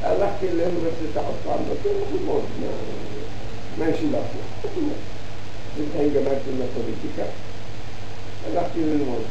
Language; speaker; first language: Hebrew; early bilingual, other home language; Arabic